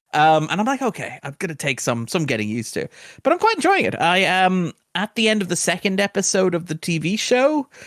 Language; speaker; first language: English; native; English